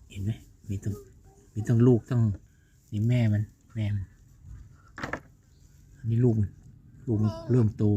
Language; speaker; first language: Thai; native; Thai